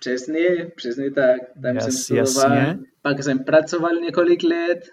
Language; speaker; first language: Czech; non-native, fluent; Spanish